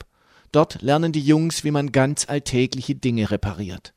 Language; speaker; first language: German; native; German